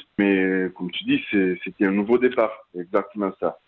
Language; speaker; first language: French; non-native, fluent; Portuguese